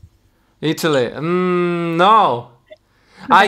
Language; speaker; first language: English; non-native, learner; Russian